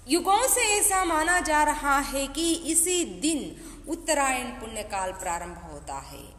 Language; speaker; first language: Hindi; non-native, local second language; Kannada